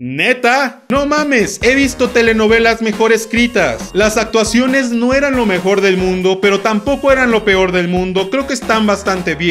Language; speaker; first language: Spanish; native; Spanish